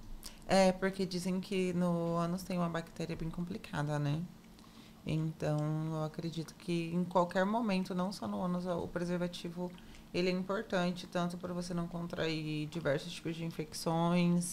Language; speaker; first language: Portuguese; native; Portuguese